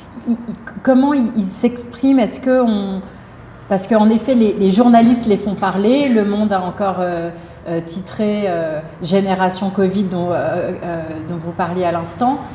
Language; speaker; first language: French; native; French